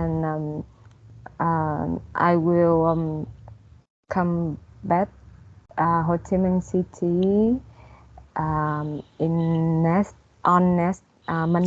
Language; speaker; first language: English; non-native, learner; Vietnamese